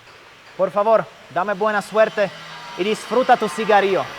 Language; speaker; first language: Spanish; non-native, learner; Slovak